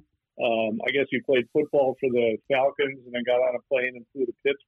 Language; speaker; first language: English; native; English